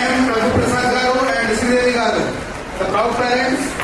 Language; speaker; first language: English; non-native, local second language; Telugu